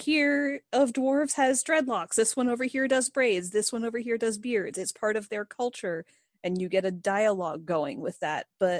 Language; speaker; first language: English; native; English